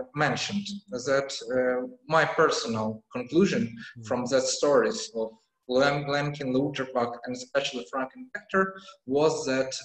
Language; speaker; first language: English; non-native, fluent; Ukrainian